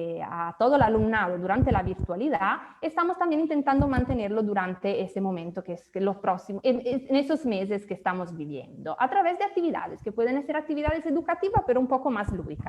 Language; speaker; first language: Spanish; native; Spanish